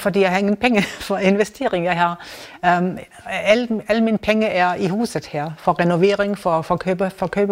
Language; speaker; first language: Danish; non-native, learner; German